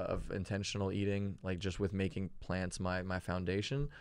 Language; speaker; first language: English; early bilingual, other home language; German